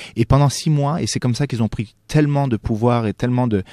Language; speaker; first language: French; non-native, local second language; Arabic